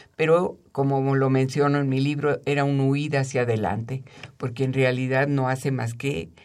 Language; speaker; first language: Spanish; native; Spanish